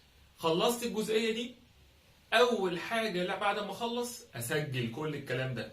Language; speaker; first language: Arabic; native; Arabic